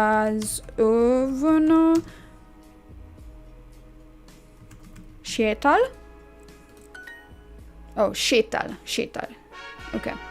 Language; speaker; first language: Hungarian; non-native, learner; English